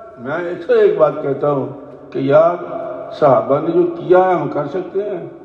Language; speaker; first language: Urdu; non-native, local second language; Punjabi